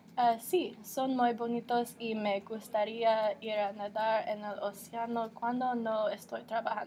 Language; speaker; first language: Spanish; non-native, learner; English